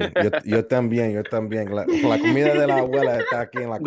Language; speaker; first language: Spanish; early bilingual, heritage; Spanish